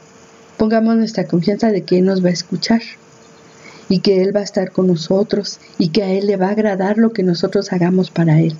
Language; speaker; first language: Spanish; native; Spanish